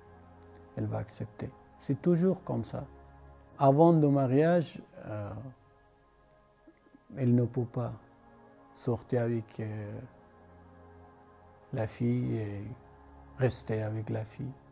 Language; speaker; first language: French; non-native, learner; Persian